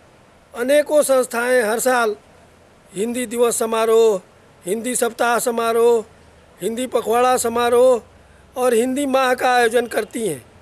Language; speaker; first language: Hindi; native; Hindi